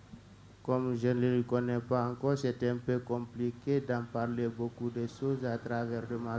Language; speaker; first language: French; non-native, learner; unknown